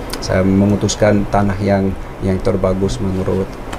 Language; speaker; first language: Indonesian; non-native, fluent; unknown